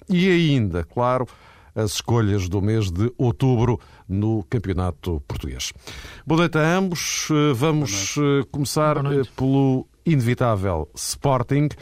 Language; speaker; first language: Portuguese; native; Portuguese